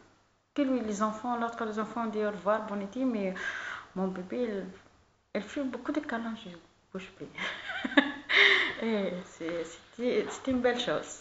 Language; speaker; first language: French; non-native, learner; Arabic